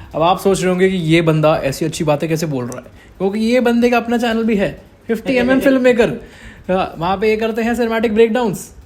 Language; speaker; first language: Hindi; non-native, local second language; Malayalam